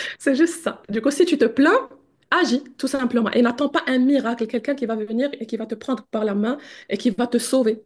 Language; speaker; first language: French; non-native, local second language; Arabic